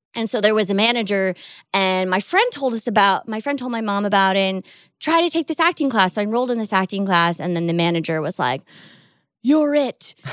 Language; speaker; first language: English; native; English